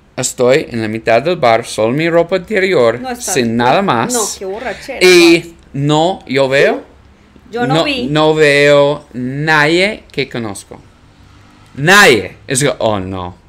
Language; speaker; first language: Spanish; non-native, learner; English